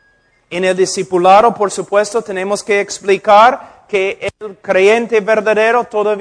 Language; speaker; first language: Spanish; non-native, fluent; English